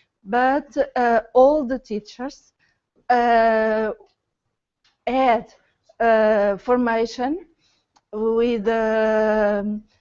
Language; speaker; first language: English; non-native, learner; Portuguese